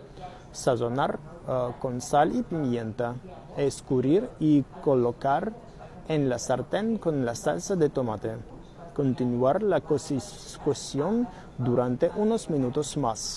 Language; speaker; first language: Spanish; non-native, learner; Russian